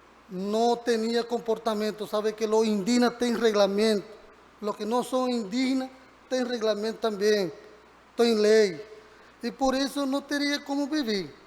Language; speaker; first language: Portuguese; non-native, learner; Spanish